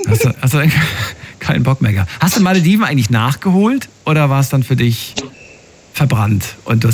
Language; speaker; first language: German; native; German